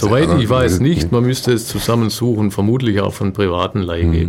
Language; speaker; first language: German; native; German